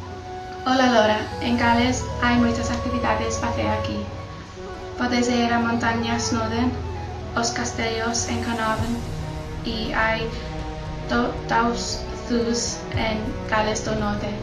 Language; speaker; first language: Galician; non-native, learner; English